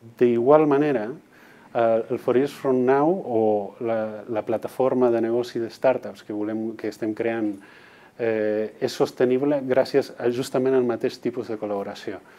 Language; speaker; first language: Catalan; non-native, local second language; Spanish